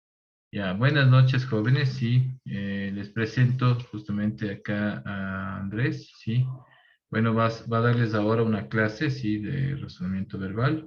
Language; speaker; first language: Spanish; native; Spanish